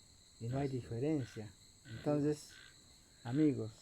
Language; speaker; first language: Spanish; non-native, local second language; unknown